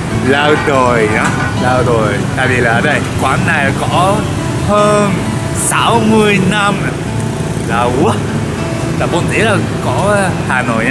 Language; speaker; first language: Vietnamese; non-native, learner; Japanese